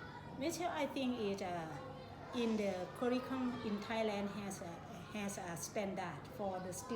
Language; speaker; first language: English; non-native, learner; Thai